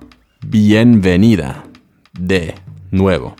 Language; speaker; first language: Spanish; non-native, learner; English